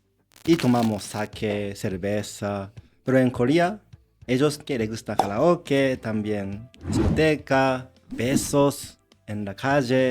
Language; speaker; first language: Spanish; non-native, learner; Japanese